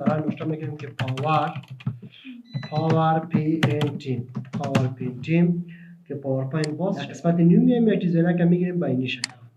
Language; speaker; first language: Persian; native; Persian